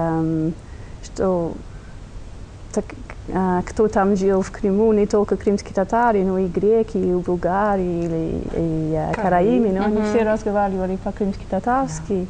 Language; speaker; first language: Russian; non-native, fluent; English